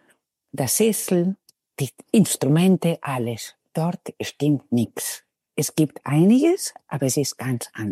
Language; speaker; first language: German; non-native, fluent; Spanish